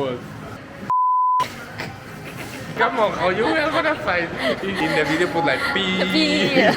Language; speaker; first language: English; non-native, learner; Spanish